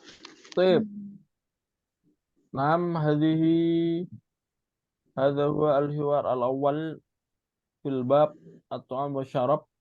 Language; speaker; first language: Arabic; non-native, fluent; Indonesian